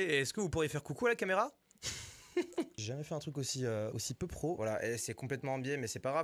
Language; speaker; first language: French; native; French